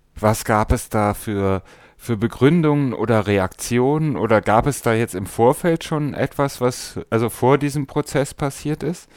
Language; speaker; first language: German; native; German